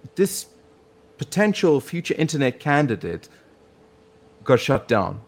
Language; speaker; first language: English; native; English